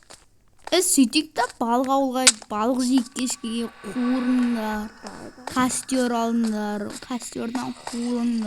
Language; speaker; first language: Kazakh; native; Kazakh